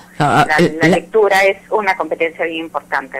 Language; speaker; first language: Spanish; native; Spanish